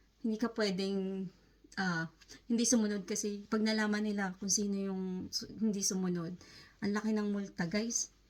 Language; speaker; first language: Filipino; native; Filipino